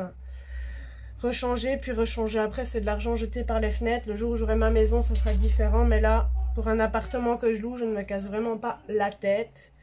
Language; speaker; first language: French; native; French